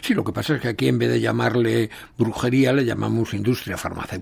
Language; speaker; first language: Spanish; native; Spanish